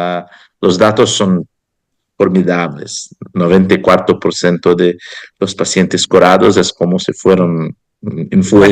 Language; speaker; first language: Spanish; non-native, fluent; Portuguese